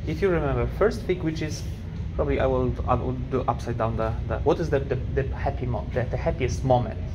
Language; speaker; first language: English; non-native, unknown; Polish